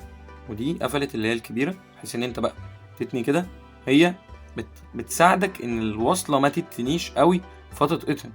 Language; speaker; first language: Arabic; native; Arabic